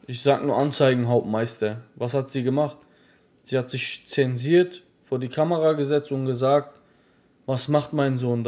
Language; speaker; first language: German; native; German